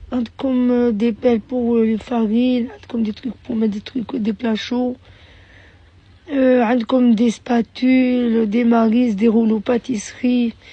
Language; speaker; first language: French; non-native, local second language; Arabic